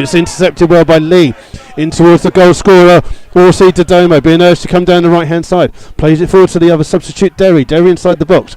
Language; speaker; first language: English; native; English